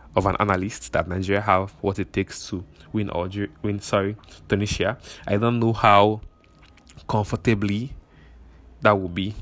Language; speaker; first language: English; non-native, local second language; Igbo